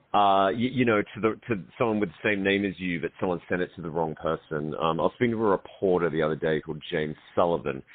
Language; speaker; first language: English; native; English